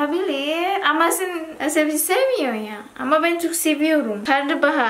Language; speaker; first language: Turkish; non-native, learner; Indonesian